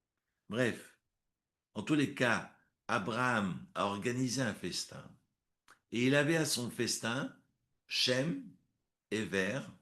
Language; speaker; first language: French; native; French